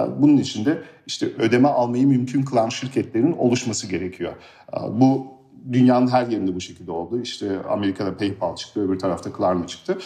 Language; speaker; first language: Turkish; early bilingual, heritage; Turkish